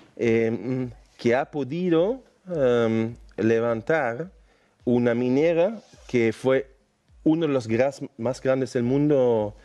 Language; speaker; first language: Spanish; non-native, fluent; German